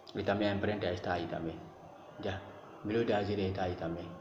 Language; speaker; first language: Spanish; non-native, learner; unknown